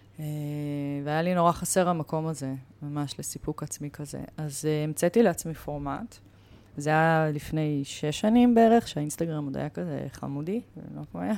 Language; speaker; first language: Hebrew; native; Hebrew